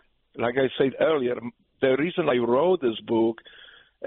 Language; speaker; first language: English; non-native, fluent; Polish